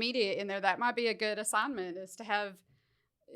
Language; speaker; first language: English; native; English